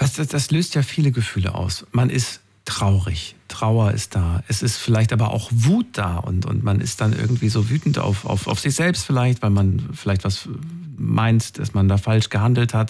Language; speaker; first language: German; native; German